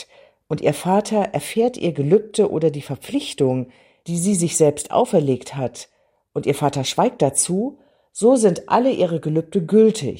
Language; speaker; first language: German; native; German